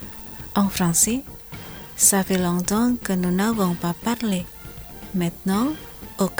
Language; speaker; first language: French; non-native, fluent; Indonesian